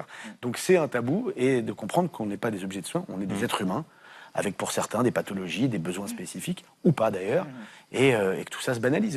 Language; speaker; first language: French; native; French